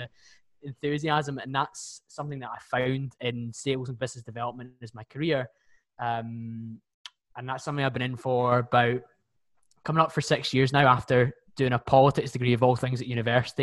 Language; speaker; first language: English; native; English